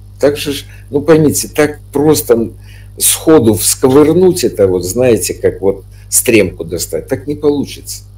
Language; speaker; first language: Russian; native; Russian